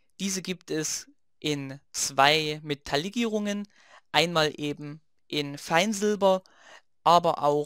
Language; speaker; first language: German; native; German